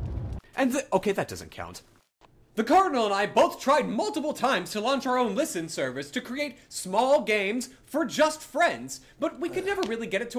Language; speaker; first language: English; native; English